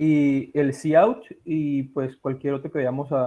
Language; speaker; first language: Spanish; native; Spanish